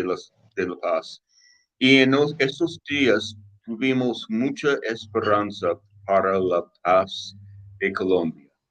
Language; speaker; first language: Spanish; non-native, learner; English